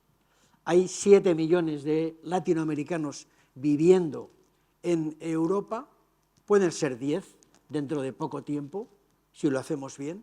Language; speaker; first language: Spanish; native; Spanish